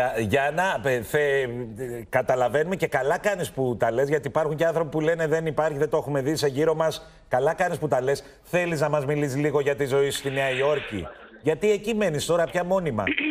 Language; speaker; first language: Greek; native; Greek